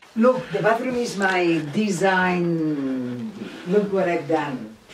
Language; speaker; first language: English; non-native, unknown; Spanish